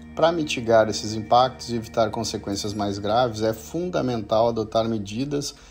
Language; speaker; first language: Portuguese; native; Portuguese